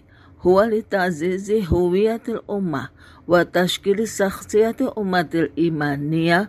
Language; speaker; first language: Arabic; non-native, fluent; Indonesian